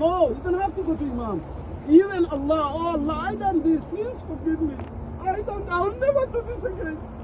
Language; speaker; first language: English; non-native, local second language; Sylheti